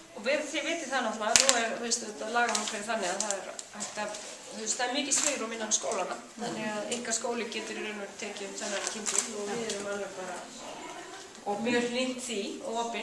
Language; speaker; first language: Icelandic; native; Icelandic